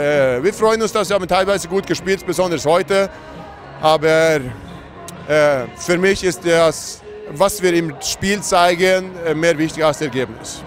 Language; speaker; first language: German; non-native, fluent; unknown